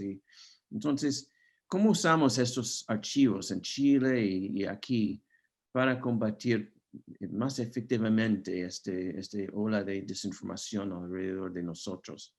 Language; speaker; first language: Spanish; non-native, fluent; English